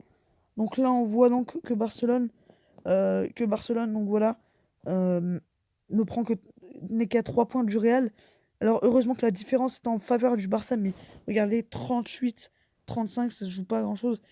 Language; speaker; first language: French; native; French